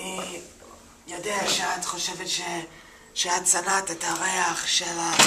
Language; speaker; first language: Hebrew; non-native, learner; English